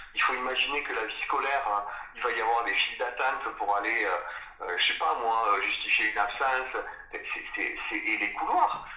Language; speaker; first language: French; native; French